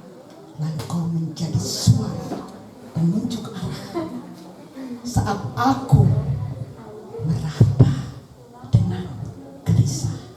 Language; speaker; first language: Indonesian; native; Indonesian